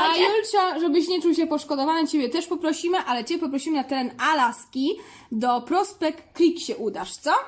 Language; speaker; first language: Polish; native; Polish